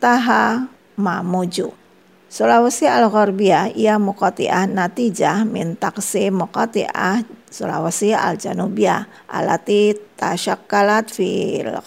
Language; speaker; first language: Arabic; non-native, learner; Indonesian